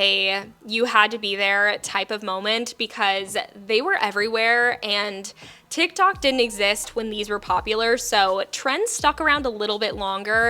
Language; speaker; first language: English; native; English